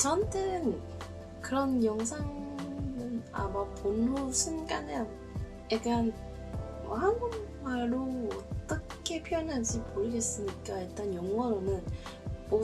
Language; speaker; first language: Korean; non-native, learner; Cantonese